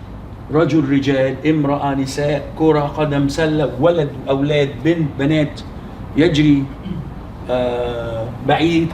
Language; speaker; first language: Arabic; non-native, fluent; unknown